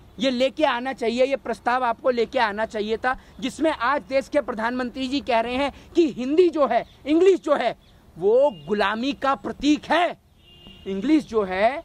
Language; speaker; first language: Hindi; native; Hindi